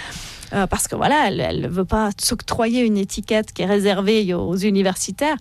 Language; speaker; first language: French; native; French